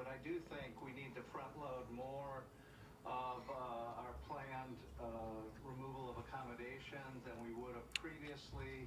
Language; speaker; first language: English; native; English